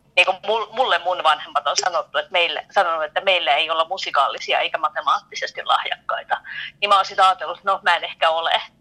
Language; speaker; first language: Finnish; native; Finnish